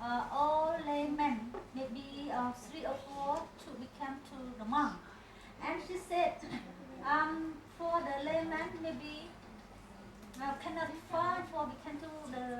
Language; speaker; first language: English; non-native, learner; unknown